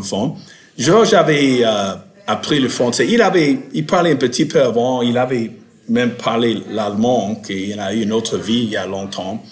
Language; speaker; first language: French; non-native, fluent; English